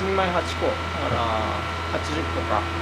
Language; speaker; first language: Japanese; native; Japanese